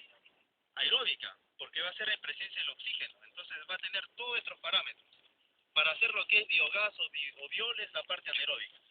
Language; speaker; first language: Spanish; native; Spanish